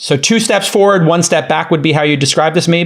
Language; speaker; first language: English; native; English